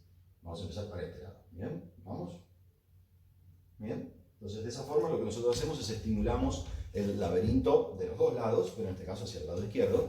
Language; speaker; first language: Spanish; native; Spanish